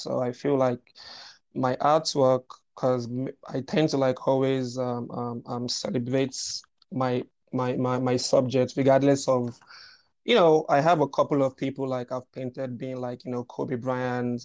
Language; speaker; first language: English; non-native, local second language; Igbo